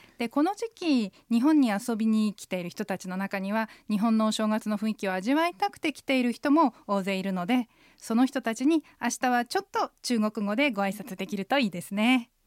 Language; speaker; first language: Japanese; native; Japanese